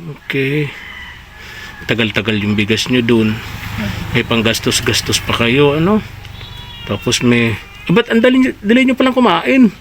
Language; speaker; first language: Filipino; native; Filipino